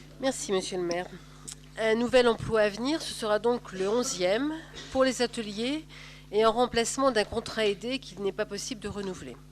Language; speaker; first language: French; native; French